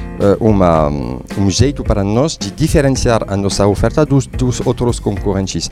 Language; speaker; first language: Portuguese; non-native, fluent; French